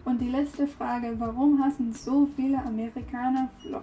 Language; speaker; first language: German; non-native, learner; English